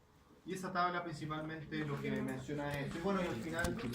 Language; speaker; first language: Spanish; native; Spanish